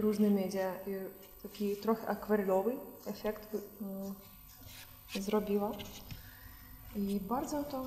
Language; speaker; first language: Polish; non-native, learner; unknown